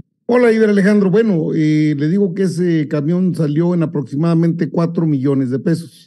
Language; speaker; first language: Spanish; native; Spanish